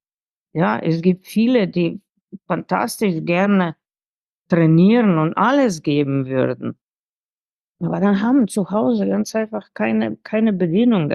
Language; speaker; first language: German; non-native, fluent; Slovenian